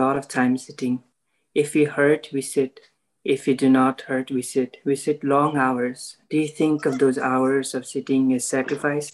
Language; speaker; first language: English; non-native, local second language; Nepali